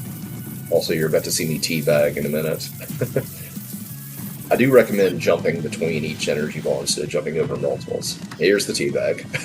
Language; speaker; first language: English; native; English